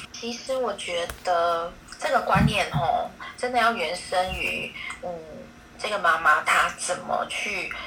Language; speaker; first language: Chinese; native; Chinese